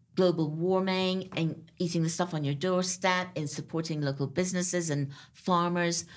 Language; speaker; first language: English; native; English